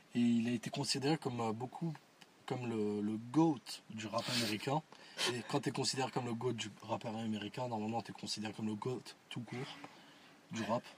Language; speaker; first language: French; early bilingual, other home language; Arabic